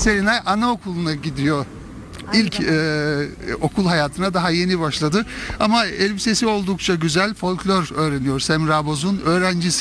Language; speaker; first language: Turkish; native; Turkish